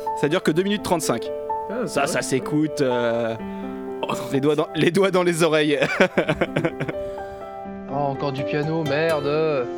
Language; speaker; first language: French; native; French